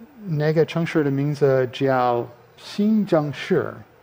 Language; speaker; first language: Chinese; non-native, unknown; English